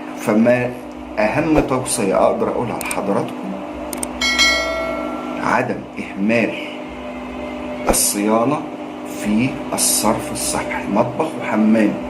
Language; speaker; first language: Arabic; native; Arabic